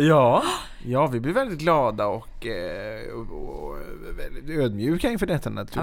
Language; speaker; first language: Swedish; native; Swedish